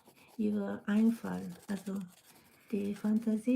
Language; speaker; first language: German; non-native, learner; Japanese